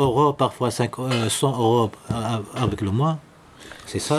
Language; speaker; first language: French; non-native, local second language; Arabic